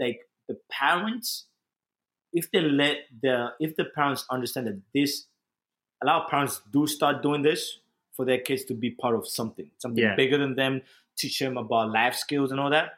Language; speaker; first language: English; non-native, local second language; Ganda